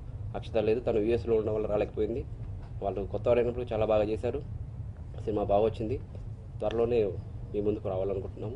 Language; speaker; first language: Telugu; native; Telugu